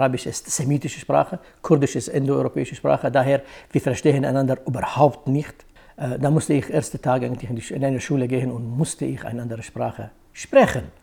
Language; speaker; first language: German; non-native, fluent; Kurdish